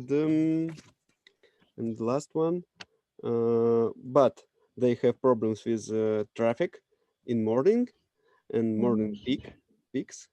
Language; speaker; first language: English; non-native, learner; Russian